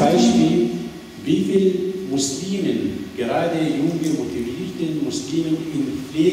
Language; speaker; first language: German; non-native, fluent; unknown